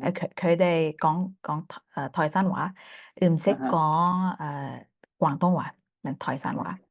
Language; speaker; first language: Cantonese; non-native, learner; English